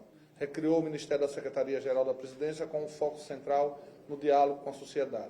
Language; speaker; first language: Portuguese; native; Portuguese